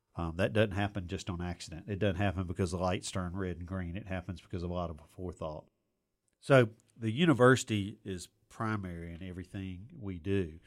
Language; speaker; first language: English; native; English